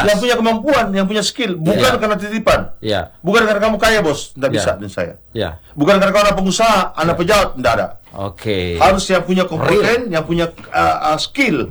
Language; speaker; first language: Indonesian; native; Indonesian